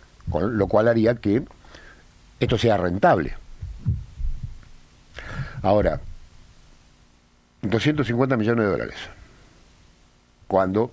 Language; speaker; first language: Spanish; native; Spanish